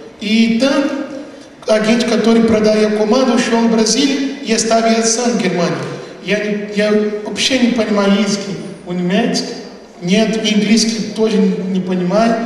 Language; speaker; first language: Russian; non-native, learner; Portuguese